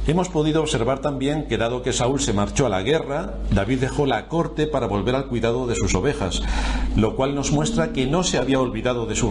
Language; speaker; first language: Spanish; native; Spanish